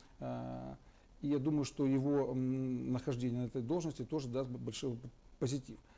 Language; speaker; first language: Russian; native; Russian